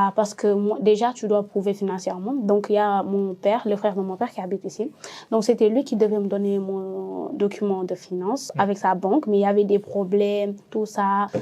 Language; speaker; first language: French; non-native, local second language; Wolof